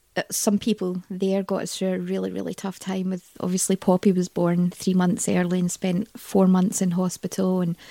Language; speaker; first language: English; native; English